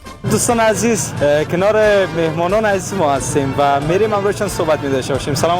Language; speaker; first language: Persian; native; Persian